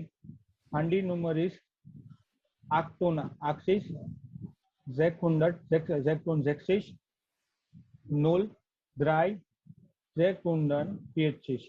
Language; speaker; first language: German; non-native, learner; Gujarati